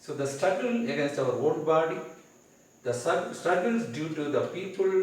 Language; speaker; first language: English; non-native, local second language; Tamil